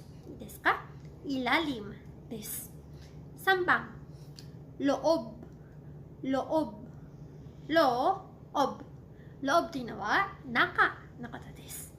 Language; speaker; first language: Japanese; non-native, fluent; Cebuano